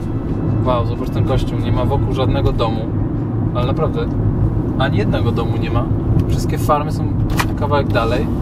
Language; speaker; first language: Polish; native; Polish